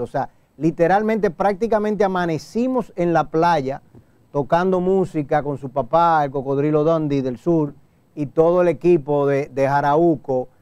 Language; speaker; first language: Spanish; native; Spanish